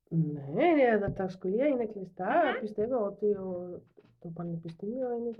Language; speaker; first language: Greek; non-native, learner; German